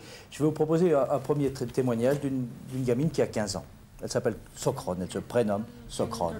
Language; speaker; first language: French; native; French